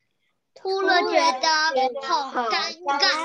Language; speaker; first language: Chinese; early bilingual, heritage; Chinese